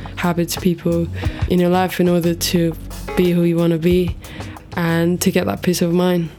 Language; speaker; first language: English; non-native, fluent; Portuguese